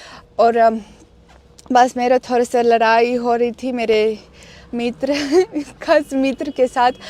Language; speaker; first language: Hindi; non-native, fluent; Russian